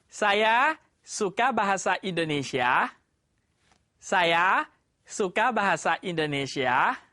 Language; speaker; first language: Indonesian; non-native, fluent; Thai